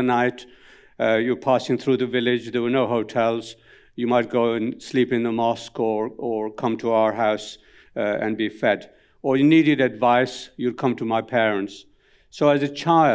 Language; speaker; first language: English; non-native, local second language; Punjabi